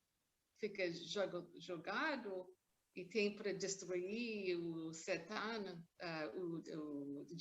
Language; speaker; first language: Portuguese; non-native, learner; English